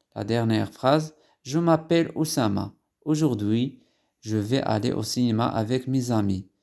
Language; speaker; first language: French; non-native, local second language; Arabic